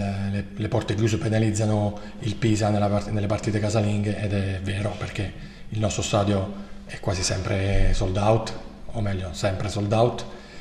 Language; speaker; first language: Italian; native; Italian